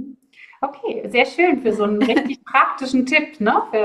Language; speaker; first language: German; native; German